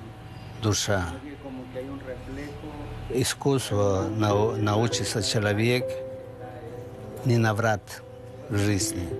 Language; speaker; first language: Russian; non-native, fluent; Spanish